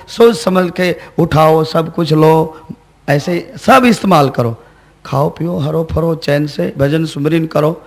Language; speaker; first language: Hindi; non-native, local second language; Gujarati